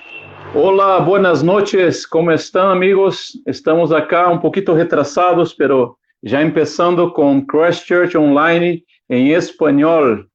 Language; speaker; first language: Spanish; non-native, fluent; Portuguese